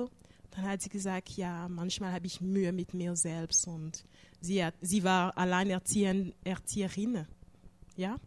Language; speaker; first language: German; non-native, fluent; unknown